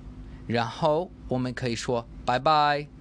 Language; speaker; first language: Chinese; non-native, learner; English